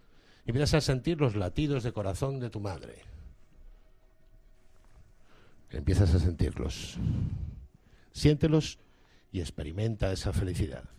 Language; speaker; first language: Spanish; native; Spanish